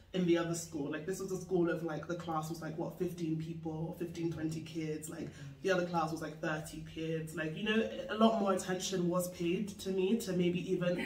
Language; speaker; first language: English; native; English